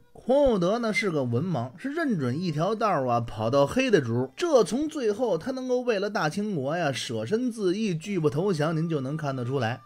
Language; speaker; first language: Chinese; native; Chinese